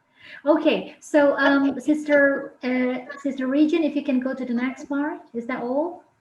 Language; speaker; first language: English; non-native, fluent; Indonesian